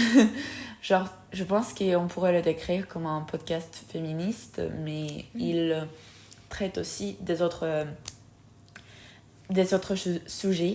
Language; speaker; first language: French; non-native, fluent; Spanish